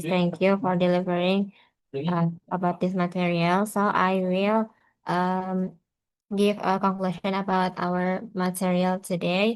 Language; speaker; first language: English; non-native, learner; Indonesian